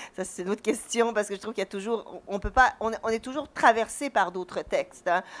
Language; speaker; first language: French; native; French